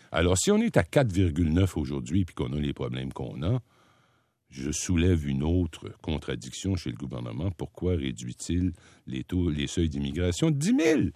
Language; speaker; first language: French; native; French